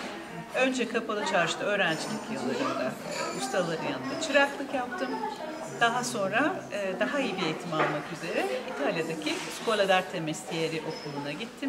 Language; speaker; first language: Turkish; native; Turkish